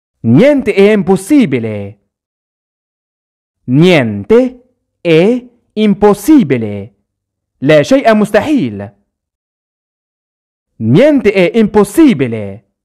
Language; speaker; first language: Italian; non-native, fluent; Arabic